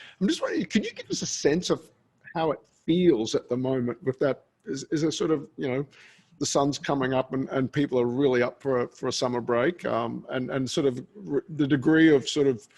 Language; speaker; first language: English; native; English